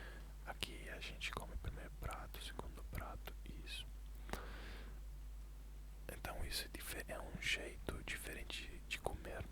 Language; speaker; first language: Portuguese; non-native, fluent; Italian